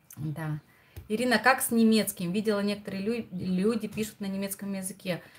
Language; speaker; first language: Russian; non-native, local second language; Romanian